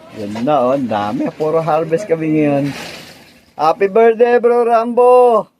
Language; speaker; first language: Filipino; non-native, local second language; Hiligaynon